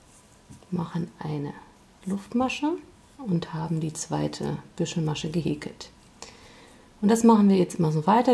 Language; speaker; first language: German; native; German